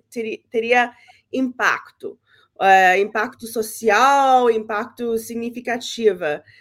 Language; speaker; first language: Portuguese; early bilingual, heritage; Portuguese